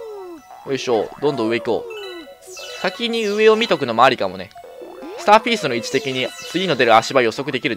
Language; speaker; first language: Japanese; native; Japanese